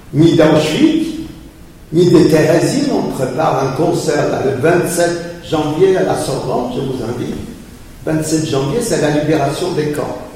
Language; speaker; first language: French; early bilingual, other home language; Polish